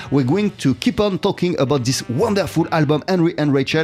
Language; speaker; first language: English; non-native, fluent; French